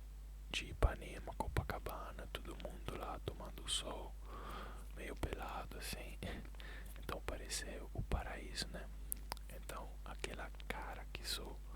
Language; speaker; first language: Portuguese; non-native, fluent; Italian